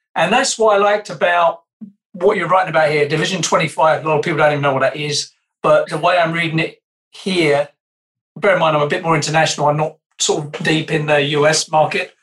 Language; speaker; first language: English; native; English